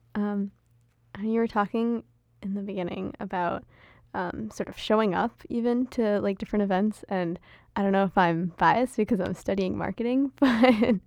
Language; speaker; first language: English; early bilingual, other home language; Gujarati